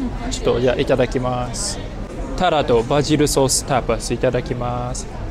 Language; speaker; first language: Japanese; native; Japanese